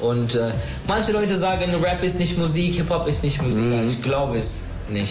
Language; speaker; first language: German; non-native, learner; Turkish